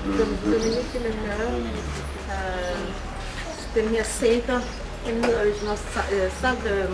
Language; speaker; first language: Danish; non-native, fluent; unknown